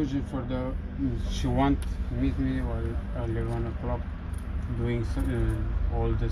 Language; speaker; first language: English; non-native, learner; Romanian